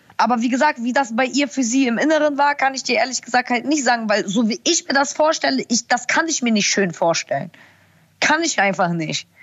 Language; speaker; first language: German; early bilingual, other home language; Russian